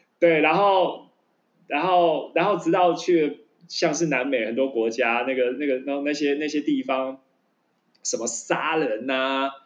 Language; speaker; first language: Chinese; native; Chinese